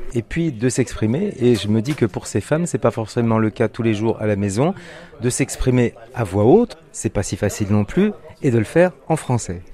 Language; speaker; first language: French; native; French